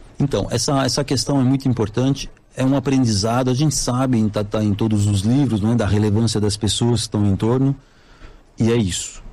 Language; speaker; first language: Portuguese; non-native, fluent; French